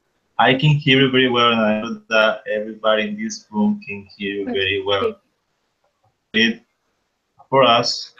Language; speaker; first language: English; non-native, fluent; Spanish